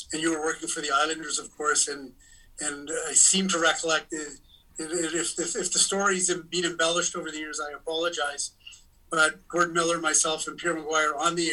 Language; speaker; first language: English; native; English